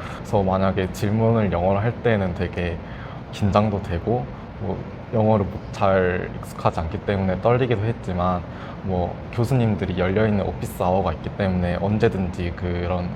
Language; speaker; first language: Korean; native; Korean